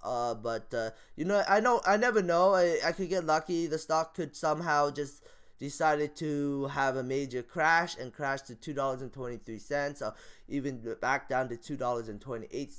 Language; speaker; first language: English; native; English